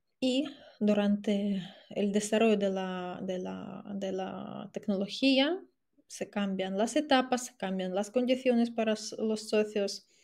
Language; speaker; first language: Spanish; non-native, fluent; Russian